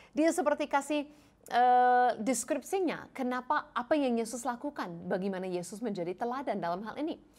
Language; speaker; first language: Indonesian; non-native, fluent; English